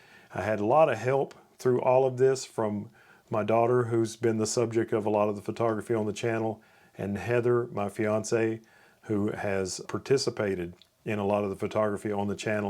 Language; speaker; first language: English; native; English